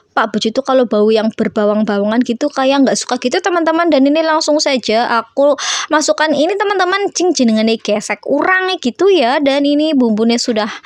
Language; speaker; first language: Indonesian; non-native, local second language; Javanese